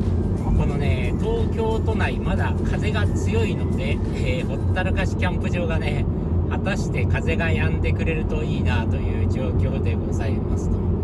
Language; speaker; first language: Japanese; native; Japanese